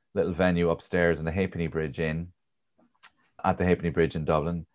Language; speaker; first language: English; native; English